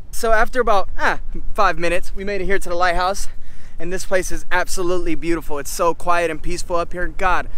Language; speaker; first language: English; native; English